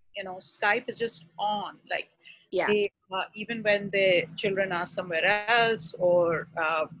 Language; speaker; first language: English; non-native, local second language; Urdu